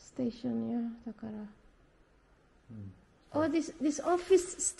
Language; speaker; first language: English; non-native, learner; Indonesian